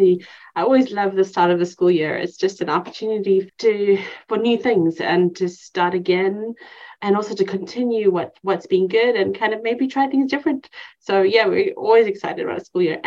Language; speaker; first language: English; native; English